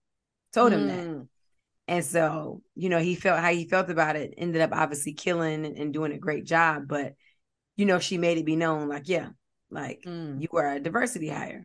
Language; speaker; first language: English; native; English